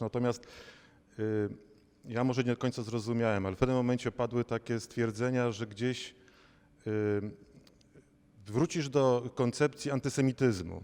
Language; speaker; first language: Polish; native; Polish